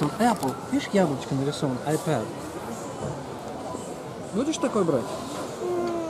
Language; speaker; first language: Russian; native; Russian